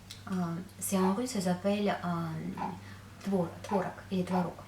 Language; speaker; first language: French; non-native, fluent; Russian